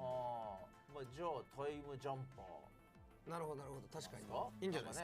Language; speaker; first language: Japanese; native; Japanese